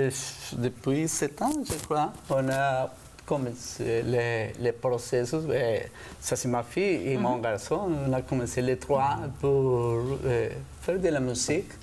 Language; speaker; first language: French; non-native, fluent; Spanish